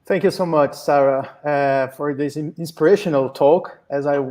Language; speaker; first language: English; non-native, fluent; Portuguese